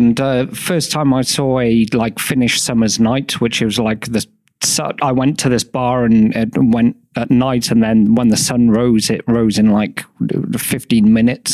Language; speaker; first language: English; native; English